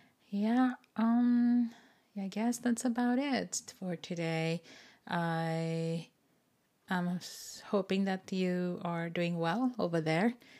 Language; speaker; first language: English; non-native, fluent; Japanese